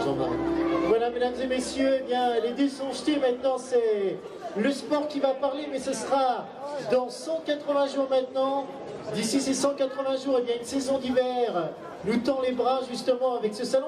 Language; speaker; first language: French; native; French